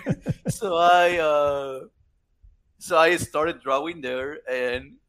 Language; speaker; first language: English; non-native, fluent; Spanish